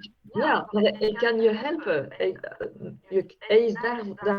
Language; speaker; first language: Dutch; non-native, fluent; French